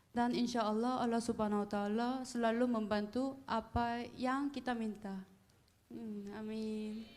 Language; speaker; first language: Indonesian; non-native, fluent; Korean